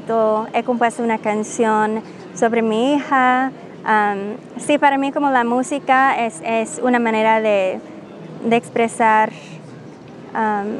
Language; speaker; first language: Spanish; non-native, fluent; English